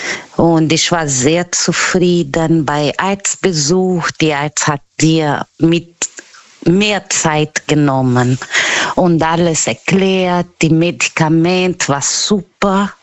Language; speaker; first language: German; non-native, fluent; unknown